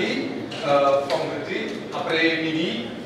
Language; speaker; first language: French; non-native, learner; Indonesian